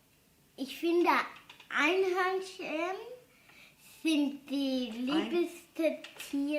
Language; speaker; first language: German; early bilingual, other home language; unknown